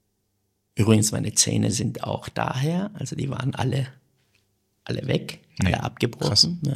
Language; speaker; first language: German; non-native, fluent; Persian